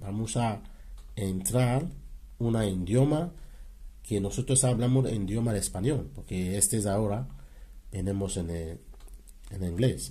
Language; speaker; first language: Spanish; non-native, learner; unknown